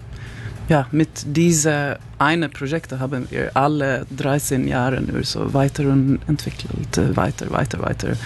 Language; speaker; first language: German; non-native, learner; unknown